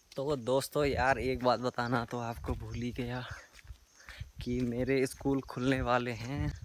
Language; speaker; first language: Hindi; native; Hindi